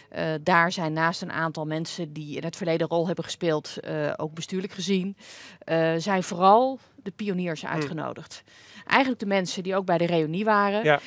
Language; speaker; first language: Dutch; native; Dutch